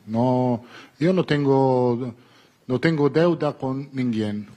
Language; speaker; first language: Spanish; non-native, fluent; Italian